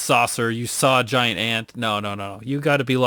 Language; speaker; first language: English; native; English